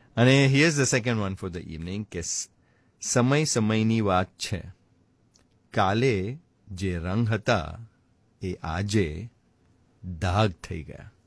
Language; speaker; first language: Gujarati; early bilingual, heritage; Gujarati